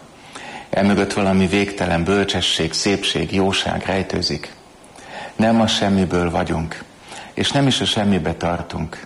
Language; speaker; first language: Hungarian; native; Hungarian